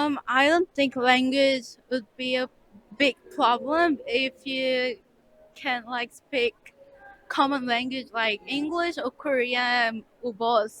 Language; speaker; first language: English; non-native, fluent; Korean